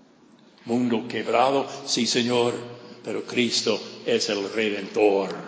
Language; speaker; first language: Spanish; non-native, fluent; English